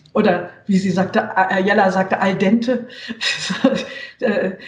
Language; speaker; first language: German; native; German